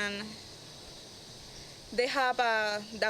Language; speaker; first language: English; non-native, learner; Spanish